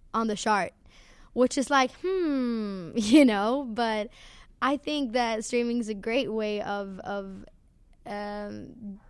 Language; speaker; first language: English; non-native, fluent; Swedish